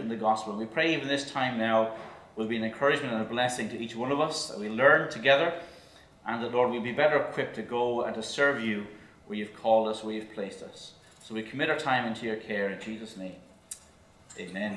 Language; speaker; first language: English; native; English